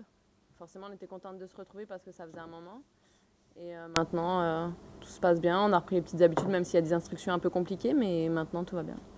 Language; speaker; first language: French; native; French